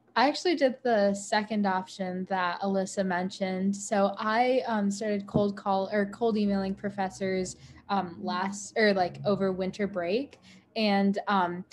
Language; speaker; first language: English; native; English